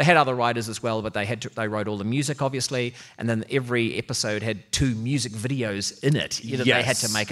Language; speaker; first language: English; native; English